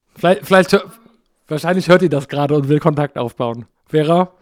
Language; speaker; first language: German; early bilingual, other home language; English